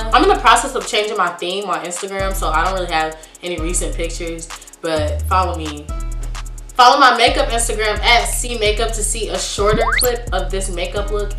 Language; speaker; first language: English; native; English